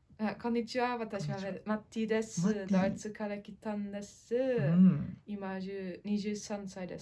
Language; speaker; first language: Japanese; non-native, learner; German